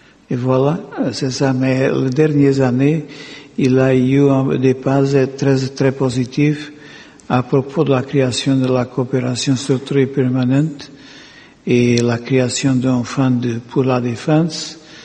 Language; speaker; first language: French; non-native, fluent; Portuguese